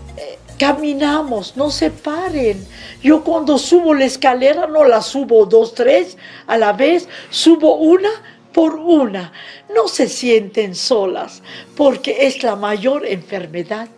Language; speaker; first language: Spanish; non-native, fluent; Arabic